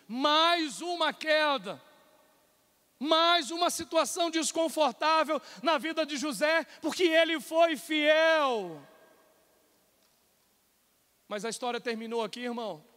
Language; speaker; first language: Portuguese; native; Portuguese